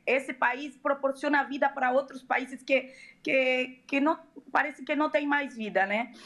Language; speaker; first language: Portuguese; non-native, fluent; Arabic